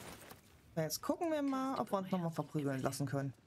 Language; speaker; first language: German; native; German